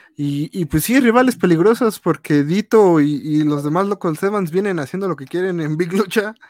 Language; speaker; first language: Spanish; native; Spanish